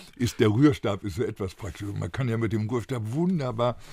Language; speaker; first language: German; native; German